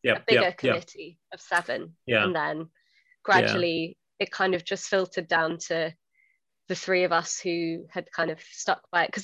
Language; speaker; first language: English; native; English